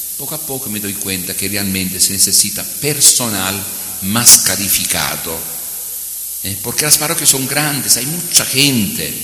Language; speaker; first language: Spanish; non-native, fluent; Italian